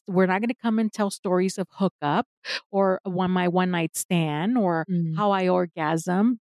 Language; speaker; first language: English; non-native, fluent; Spanish